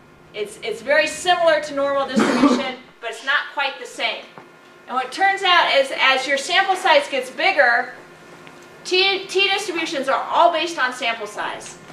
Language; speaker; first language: English; native; English